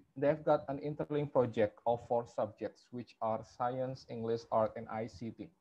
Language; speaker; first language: English; non-native, fluent; Indonesian